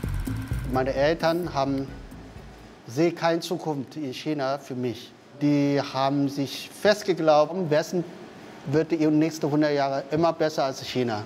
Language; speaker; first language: German; non-native, learner; Chinese